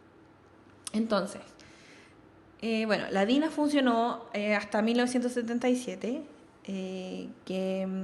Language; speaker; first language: Spanish; native; Spanish